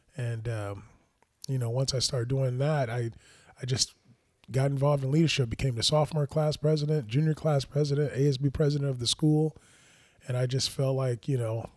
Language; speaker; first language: English; native; English